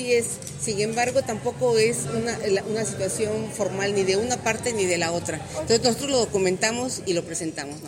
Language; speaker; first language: Spanish; native; Spanish